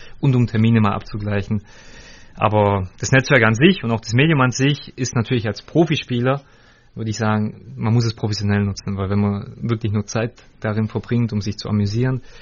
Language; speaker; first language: German; early bilingual, other home language; Russian